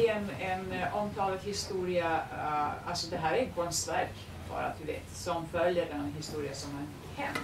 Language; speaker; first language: Swedish; non-native, fluent; Serbian